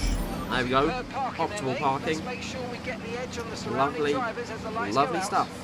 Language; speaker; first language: English; native; English